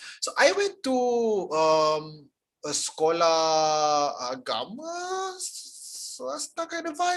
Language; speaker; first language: English; non-native, local second language; Malay